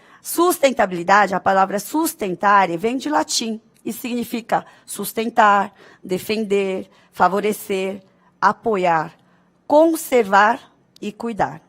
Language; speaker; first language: Portuguese; early bilingual, other home language; Korean